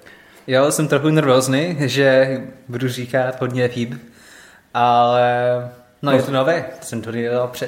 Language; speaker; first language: Czech; non-native, learner; English